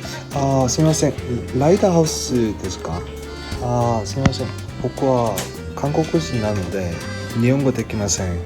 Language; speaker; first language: Japanese; non-native, learner; Korean